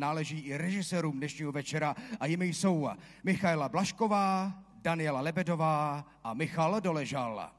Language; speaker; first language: Czech; native; Czech